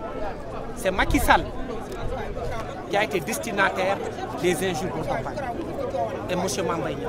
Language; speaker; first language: French; non-native, local second language; Wolof